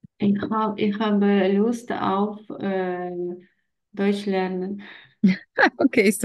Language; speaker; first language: German; non-native, learner; Ukrainian